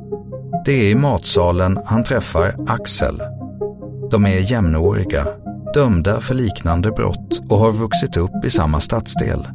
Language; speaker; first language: Swedish; native; Swedish